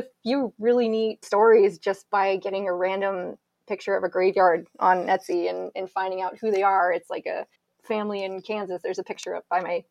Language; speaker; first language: English; native; English